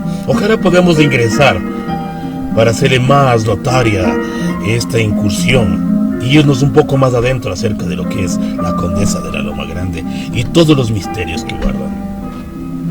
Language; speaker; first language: Spanish; native; Spanish